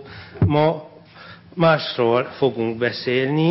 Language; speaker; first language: Hungarian; non-native, fluent; French